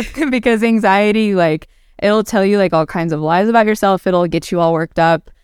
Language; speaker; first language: English; native; English